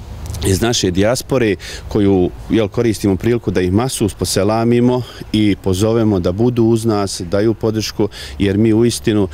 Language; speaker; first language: Croatian; native; Croatian